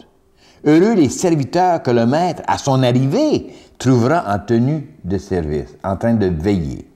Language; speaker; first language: French; native; French